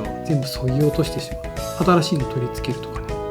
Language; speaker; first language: Japanese; native; Japanese